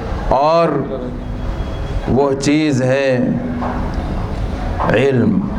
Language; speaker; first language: Urdu; native; Urdu